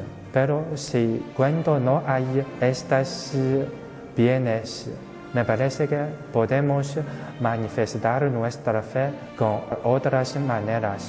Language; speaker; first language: Spanish; non-native, fluent; Chinese